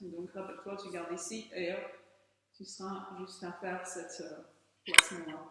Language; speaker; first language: French; native; French